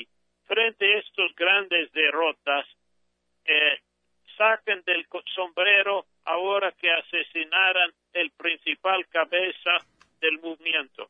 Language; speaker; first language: Spanish; non-native, fluent; English